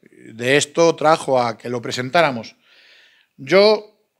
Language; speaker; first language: Spanish; native; Spanish